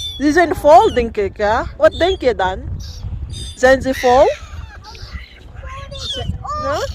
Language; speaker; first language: Dutch; non-native, fluent; Cebuano